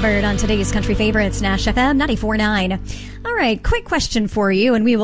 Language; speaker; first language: English; native; English